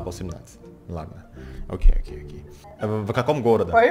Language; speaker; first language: Russian; non-native, learner; Indonesian